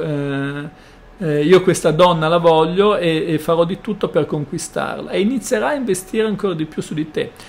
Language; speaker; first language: Italian; native; Italian